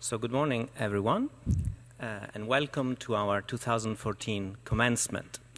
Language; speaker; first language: English; non-native, fluent; Italian